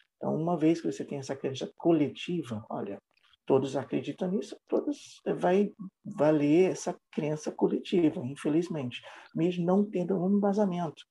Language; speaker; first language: Portuguese; non-native, fluent; English